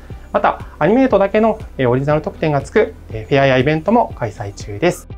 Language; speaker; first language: Japanese; native; Japanese